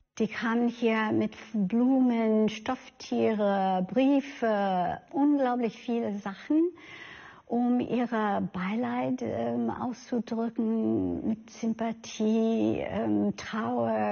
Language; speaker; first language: German; non-native, fluent; English